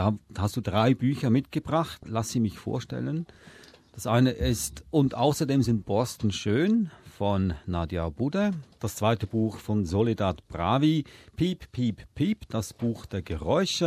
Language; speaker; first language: German; native; German